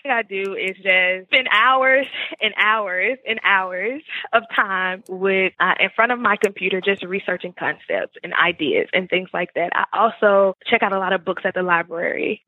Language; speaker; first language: English; native; English